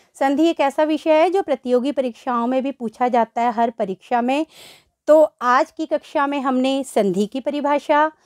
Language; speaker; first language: Hindi; native; Hindi